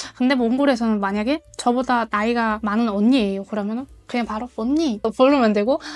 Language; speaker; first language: Korean; non-native, fluent; Mongolian